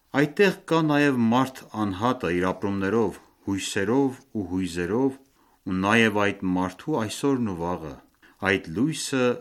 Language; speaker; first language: Armenian; early bilingual, heritage; Armenian